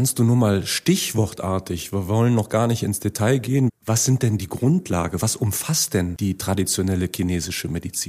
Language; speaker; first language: German; native; German